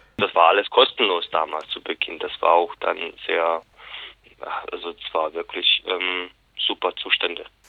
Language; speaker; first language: German; non-native, fluent; Bosnian